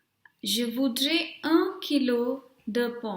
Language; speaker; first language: French; non-native, fluent; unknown